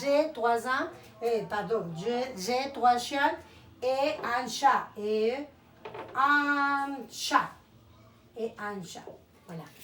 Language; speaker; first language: French; non-native, fluent; Spanish